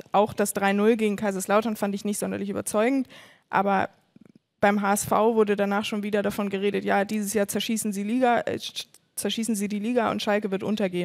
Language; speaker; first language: German; native; German